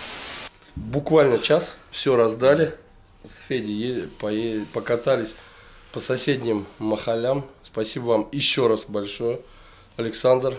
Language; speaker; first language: Russian; native; Russian